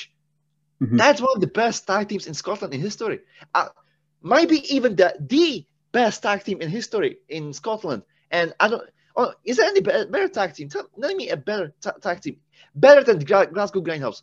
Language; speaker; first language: English; non-native, fluent; Czech